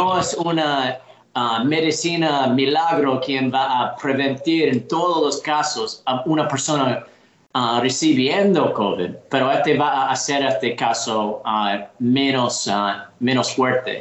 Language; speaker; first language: Spanish; non-native, learner; English